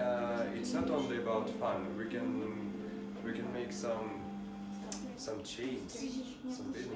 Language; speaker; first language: English; non-native, learner; Russian